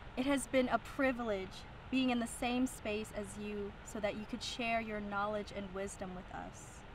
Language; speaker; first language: English; early bilingual, other home language; Vietnamese